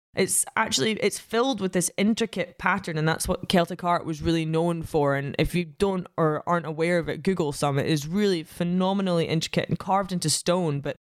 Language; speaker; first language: English; native; English